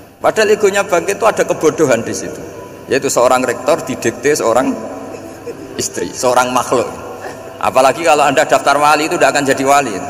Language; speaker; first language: Indonesian; non-native, local second language; Javanese